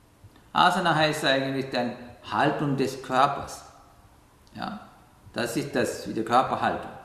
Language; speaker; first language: German; non-native, fluent; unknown